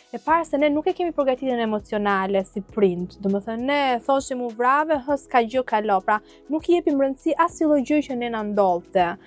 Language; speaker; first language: Albanian; native; Albanian